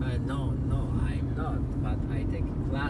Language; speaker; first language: English; non-native, learner; Polish